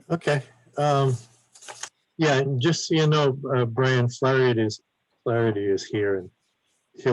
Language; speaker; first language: English; native; English